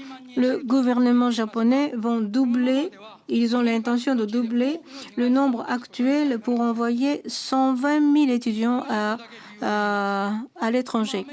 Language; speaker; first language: French; non-native, fluent; Japanese